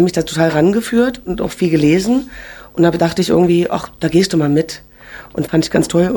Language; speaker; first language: German; native; German